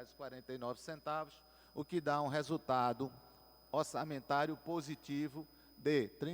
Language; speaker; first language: Portuguese; native; Portuguese